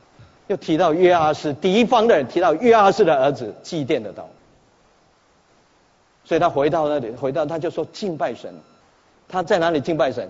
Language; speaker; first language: Chinese; native; Chinese